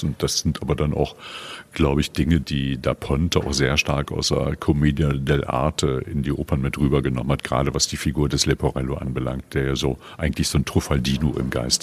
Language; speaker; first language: German; native; German